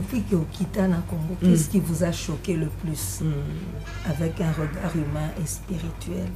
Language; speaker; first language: French; non-native, local second language; Lingala